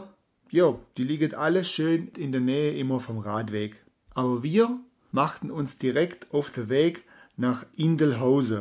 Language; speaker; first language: German; native; German